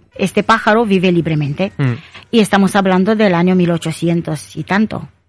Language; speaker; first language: Spanish; non-native, fluent; Romanian